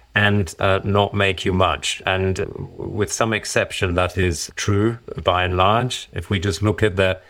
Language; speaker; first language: English; early bilingual, other home language; German